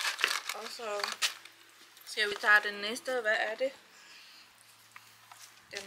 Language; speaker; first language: Danish; non-native, learner; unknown